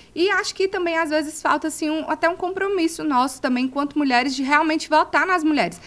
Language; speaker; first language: Portuguese; native; Portuguese